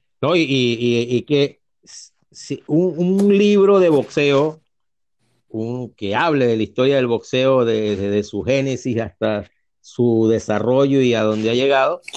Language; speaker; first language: Spanish; native; Spanish